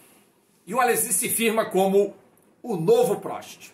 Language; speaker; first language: Portuguese; native; Portuguese